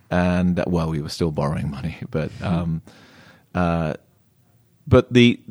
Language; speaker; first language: English; native; English